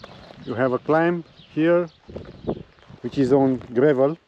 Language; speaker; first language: English; non-native, learner; Romanian